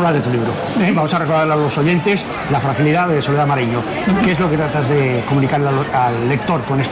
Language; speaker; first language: Spanish; native; Spanish